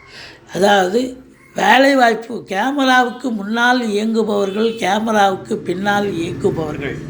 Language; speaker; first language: Tamil; native; Tamil